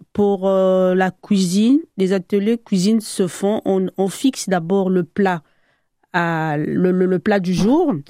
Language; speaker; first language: French; native; French